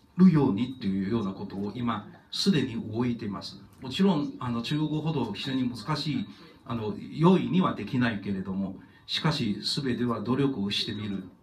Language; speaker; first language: Japanese; non-native, fluent; Chinese